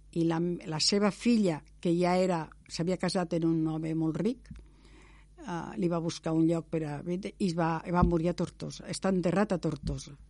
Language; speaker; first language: Catalan; non-native, local second language; Spanish